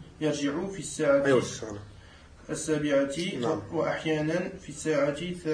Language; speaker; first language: Arabic; non-native, learner; French